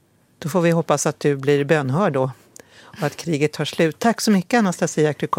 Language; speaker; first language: Swedish; native; Swedish